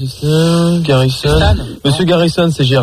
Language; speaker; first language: French; native; French